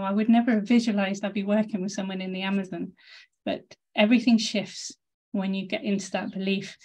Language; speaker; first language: English; native; English